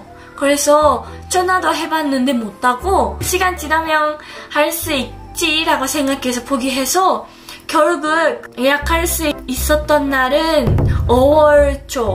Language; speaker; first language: Korean; non-native, fluent; Japanese